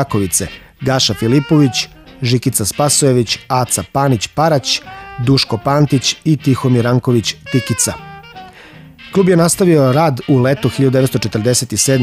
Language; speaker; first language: Serbian; native; Serbian